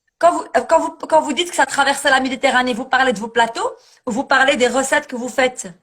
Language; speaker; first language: French; early bilingual, other home language; Arabic